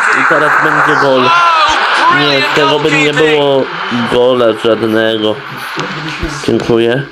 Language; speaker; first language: Polish; native; Polish